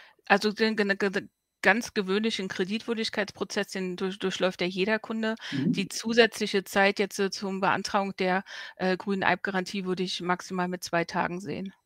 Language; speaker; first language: German; native; German